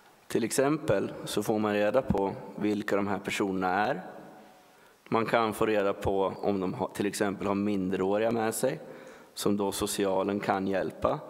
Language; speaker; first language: Swedish; native; Swedish